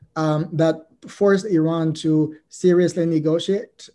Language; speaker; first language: English; non-native, fluent; Chinese